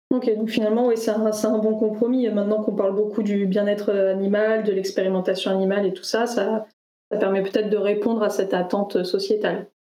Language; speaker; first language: French; native; French